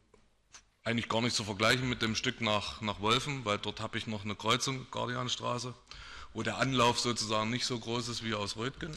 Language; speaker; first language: German; native; German